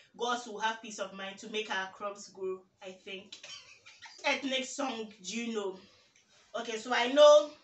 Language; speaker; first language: English; non-native, local second language; Ga